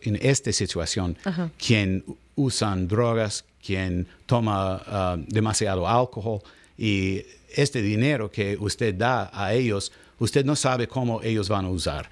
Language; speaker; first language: Spanish; non-native, learner; English